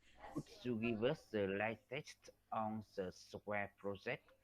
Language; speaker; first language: English; non-native, learner; Vietnamese